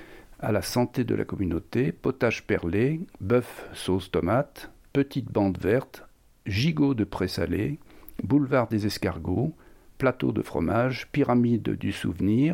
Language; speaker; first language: French; native; French